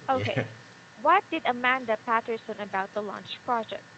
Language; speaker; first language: English; non-native, fluent; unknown